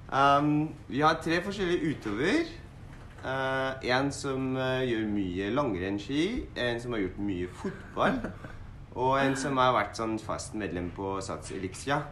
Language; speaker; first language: Norwegian; non-native, fluent; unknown